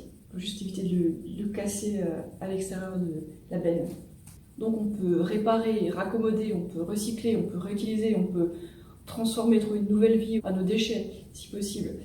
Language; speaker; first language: French; native; French